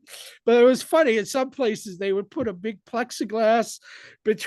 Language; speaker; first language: English; native; English